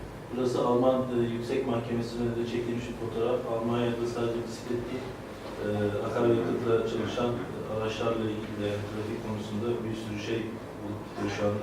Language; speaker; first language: Turkish; native; Turkish